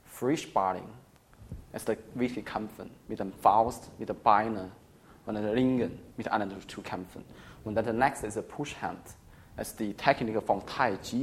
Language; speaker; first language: German; non-native, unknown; Chinese